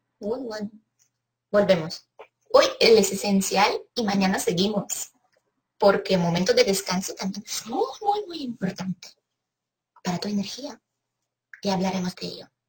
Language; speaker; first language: Spanish; non-native, fluent; Ukrainian